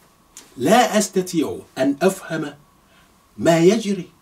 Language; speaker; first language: Arabic; non-native, fluent; Yoruba